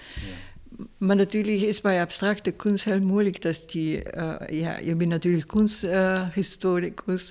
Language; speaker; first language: Dutch; non-native, fluent; Spanish